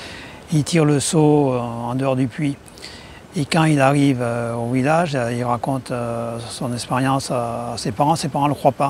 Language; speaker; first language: French; native; French